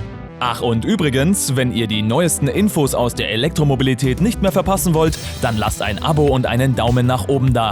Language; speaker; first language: German; native; German